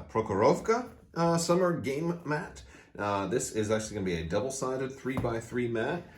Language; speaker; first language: English; native; English